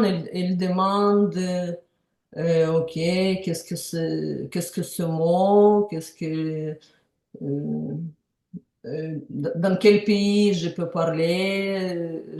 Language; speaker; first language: French; non-native, learner; Ukrainian